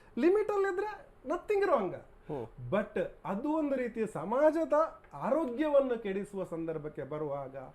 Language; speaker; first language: Kannada; non-native, local second language; Tulu